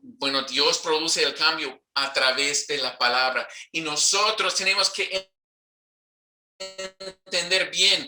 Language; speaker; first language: Spanish; non-native, fluent; English